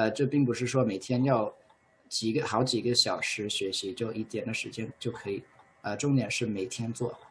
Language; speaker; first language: Chinese; non-native, fluent; English